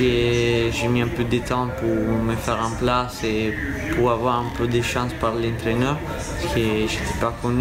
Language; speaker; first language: French; non-native, fluent; Italian